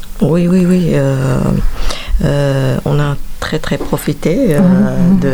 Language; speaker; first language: French; non-native, learner; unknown